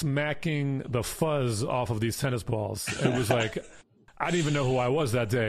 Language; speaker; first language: English; native; English